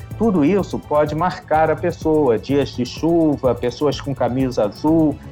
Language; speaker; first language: Portuguese; native; Portuguese